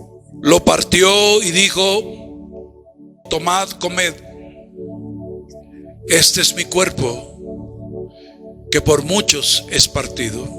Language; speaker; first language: Spanish; native; Spanish